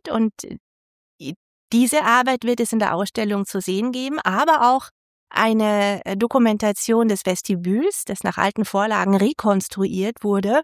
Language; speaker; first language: German; native; German